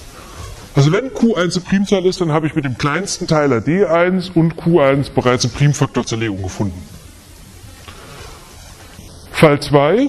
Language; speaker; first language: German; native; German